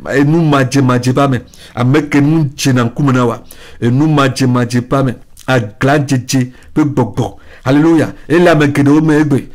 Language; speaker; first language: French; non-native, local second language; Ewe